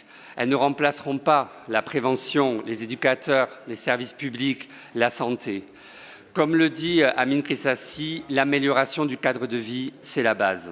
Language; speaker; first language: French; native; French